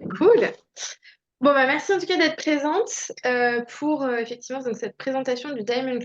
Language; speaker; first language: French; native; French